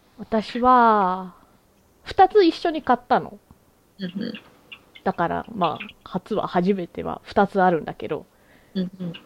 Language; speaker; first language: Japanese; early bilingual, heritage; Japanese